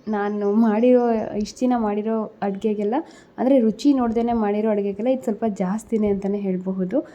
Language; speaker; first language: Kannada; native; Kannada